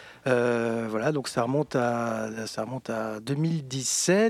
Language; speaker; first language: French; native; French